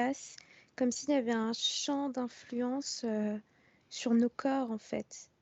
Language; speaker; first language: French; native; French